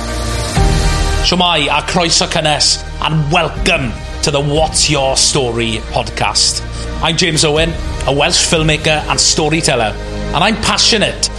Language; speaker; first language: English; native; English